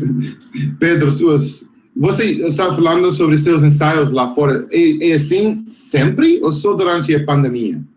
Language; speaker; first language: Portuguese; non-native, fluent; English